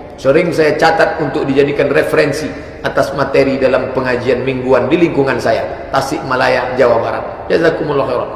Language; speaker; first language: Malay; native; Malay